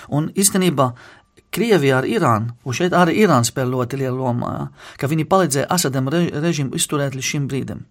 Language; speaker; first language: Latvian; non-native, fluent; Arabic